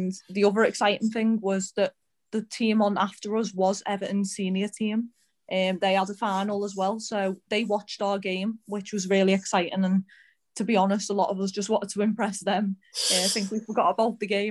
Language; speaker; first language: English; native; English